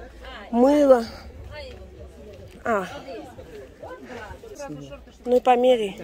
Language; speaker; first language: Russian; native; Russian